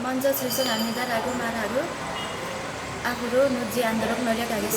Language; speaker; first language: Korean; non-native, learner; Nepali